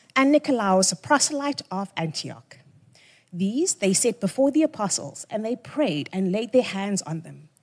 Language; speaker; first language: English; non-native, local second language; Xhosa